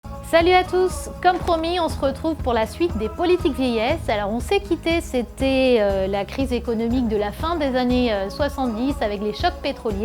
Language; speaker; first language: French; native; French